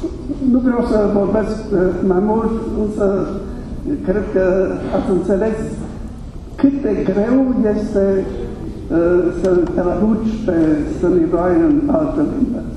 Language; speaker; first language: Romanian; non-native, fluent; German